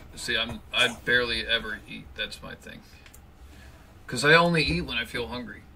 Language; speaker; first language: English; native; English